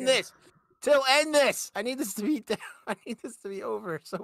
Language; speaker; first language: English; native; English